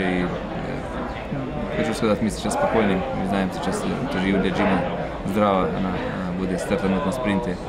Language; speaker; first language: Russian; non-native, fluent; Slovenian